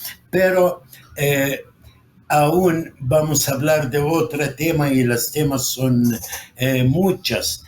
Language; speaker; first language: Spanish; non-native, fluent; Arabic